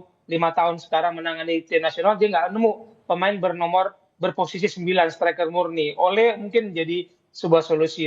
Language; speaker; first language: Indonesian; native; Indonesian